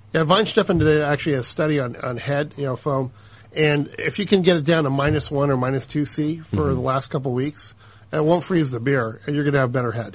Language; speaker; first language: English; native; English